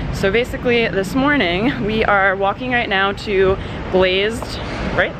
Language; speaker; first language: English; native; English